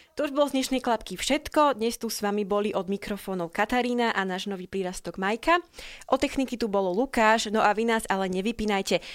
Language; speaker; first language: Slovak; native; Slovak